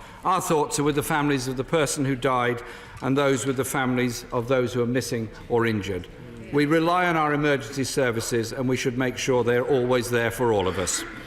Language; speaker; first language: English; native; English